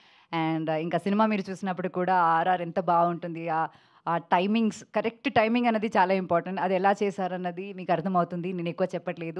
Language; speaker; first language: Telugu; non-native, local second language; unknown